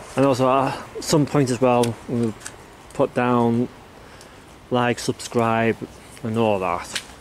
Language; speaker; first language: English; native; English